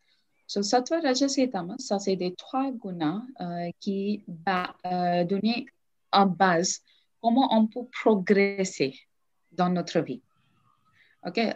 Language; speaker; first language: French; non-native, learner; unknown